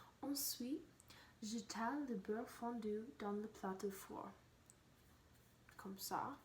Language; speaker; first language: French; non-native, learner; English